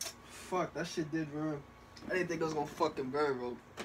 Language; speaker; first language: English; early bilingual, other home language; Spanish